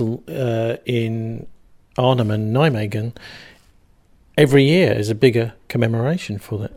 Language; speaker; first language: English; native; English